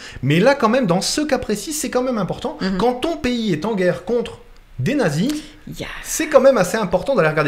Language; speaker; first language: French; native; French